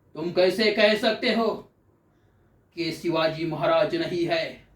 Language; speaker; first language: Hindi; non-native, local second language; Marathi